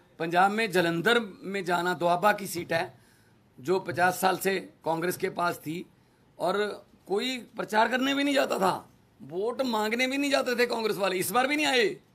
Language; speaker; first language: Hindi; non-native, local second language; Punjabi